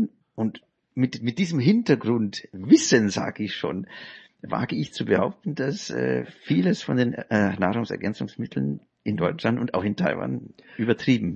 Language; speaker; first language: German; native; German